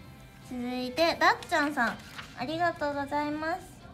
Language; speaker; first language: Japanese; native; Japanese